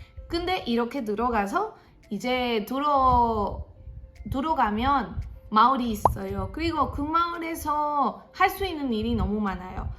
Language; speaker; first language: Korean; non-native, fluent; Spanish